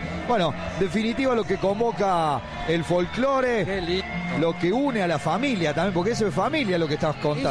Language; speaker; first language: Spanish; native; Spanish